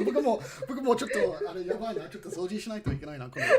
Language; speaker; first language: Japanese; non-native, fluent; English